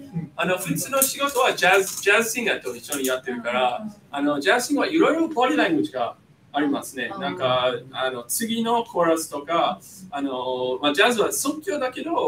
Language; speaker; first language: Japanese; non-native, fluent; English